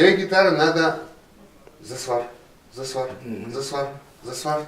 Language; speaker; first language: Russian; non-native, learner; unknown